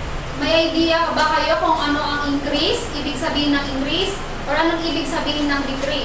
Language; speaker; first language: Filipino; native; Filipino